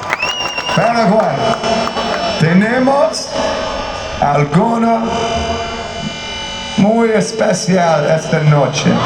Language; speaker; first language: Spanish; non-native, learner; English